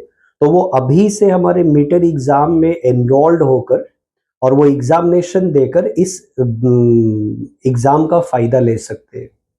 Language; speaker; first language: Hindi; native; Hindi